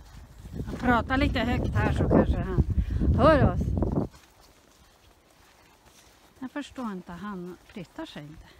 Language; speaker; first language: Swedish; native; Swedish